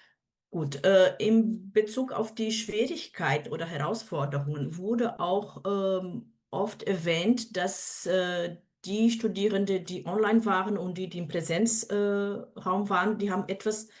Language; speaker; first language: German; non-native, fluent; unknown